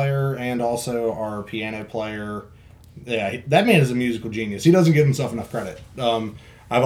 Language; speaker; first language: English; native; English